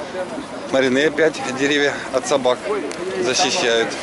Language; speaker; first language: Russian; native; Russian